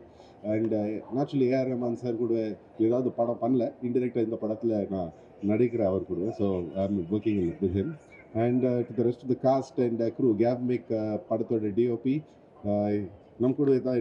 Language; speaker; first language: Tamil; non-native, fluent; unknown